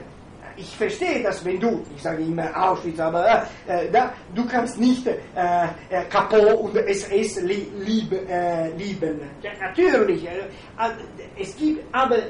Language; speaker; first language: German; non-native, fluent; Italian